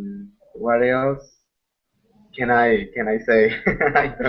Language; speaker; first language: English; non-native, learner; Spanish